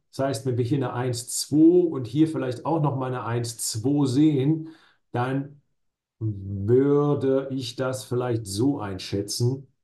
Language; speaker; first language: German; native; German